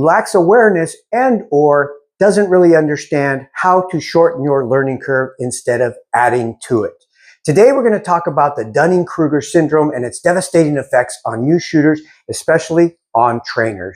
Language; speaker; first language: English; native; English